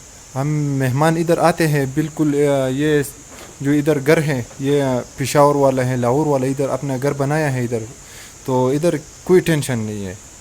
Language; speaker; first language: Hindi; non-native, local second language; Pashto